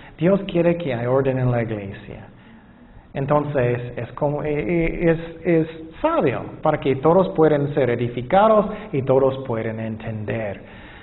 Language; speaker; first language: Spanish; non-native, fluent; English